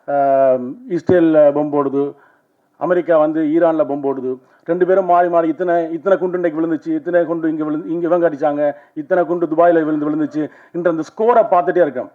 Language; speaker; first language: Tamil; native; Tamil